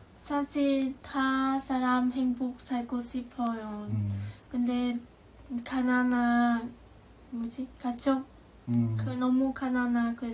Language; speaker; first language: Korean; non-native, learner; Vietnamese